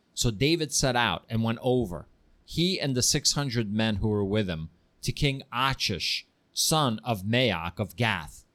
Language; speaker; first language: English; early bilingual, heritage; Ukrainian